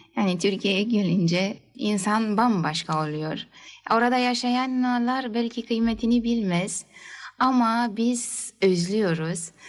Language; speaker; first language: Turkish; early bilingual, heritage; Turkish